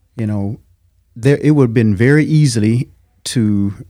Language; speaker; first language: English; native; English